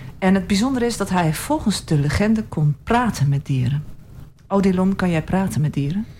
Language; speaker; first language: Dutch; native; Dutch